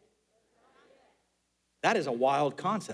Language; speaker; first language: English; native; English